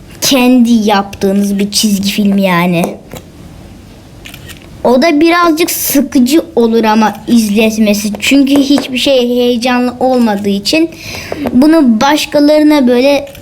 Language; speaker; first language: Turkish; native; Turkish